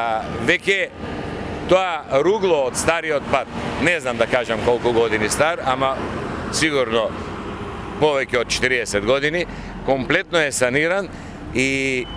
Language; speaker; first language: Macedonian; native; Macedonian